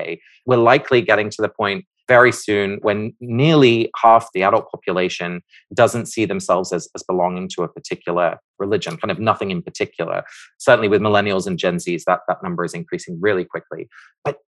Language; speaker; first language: English; native; English